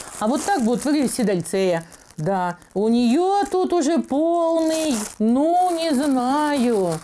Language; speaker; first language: Russian; native; Russian